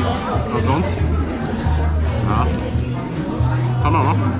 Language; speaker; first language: German; native; German